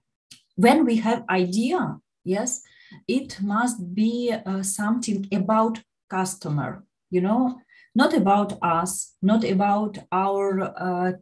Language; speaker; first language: English; non-native, learner; Ukrainian